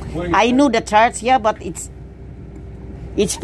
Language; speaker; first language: English; non-native, learner; Cebuano